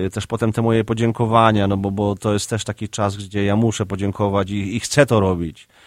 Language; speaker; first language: Polish; native; Polish